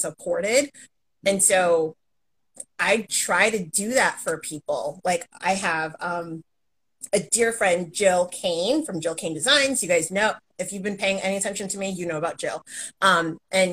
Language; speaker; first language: English; native; English